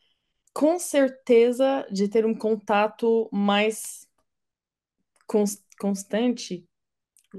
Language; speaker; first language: Portuguese; non-native, fluent; French